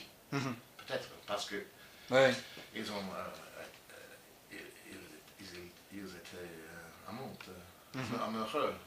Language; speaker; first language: French; non-native, learner; English